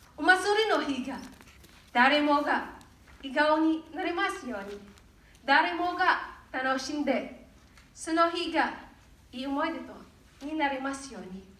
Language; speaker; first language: Japanese; non-native, learner; Filipino